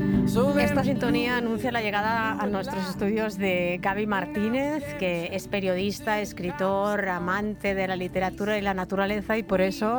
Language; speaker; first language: Spanish; native; Spanish